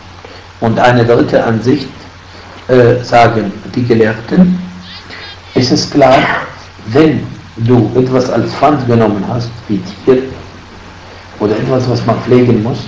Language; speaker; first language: German; non-native, fluent; Arabic